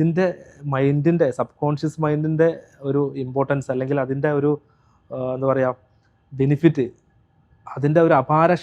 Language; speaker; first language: Malayalam; native; Malayalam